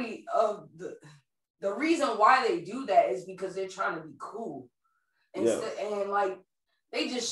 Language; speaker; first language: English; native; English